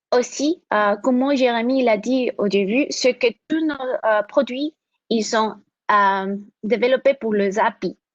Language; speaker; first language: French; non-native, fluent; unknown